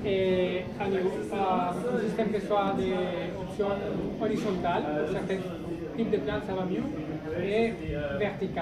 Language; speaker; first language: French; non-native, fluent; Spanish